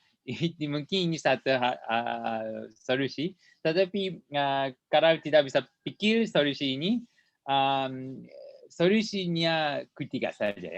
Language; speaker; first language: Indonesian; non-native, learner; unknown